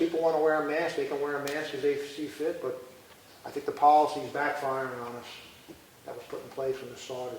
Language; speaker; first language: English; native; English